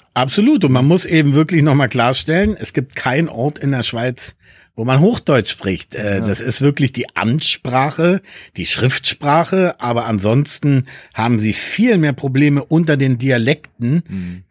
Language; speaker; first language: German; early bilingual, other home language; Spanish